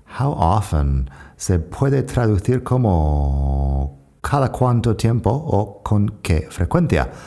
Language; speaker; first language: Spanish; non-native, fluent; English